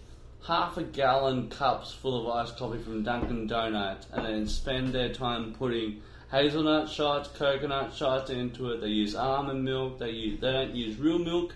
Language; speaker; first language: English; native; English